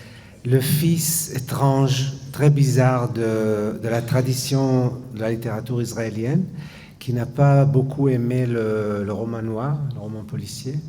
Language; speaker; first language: French; non-native, fluent; Hebrew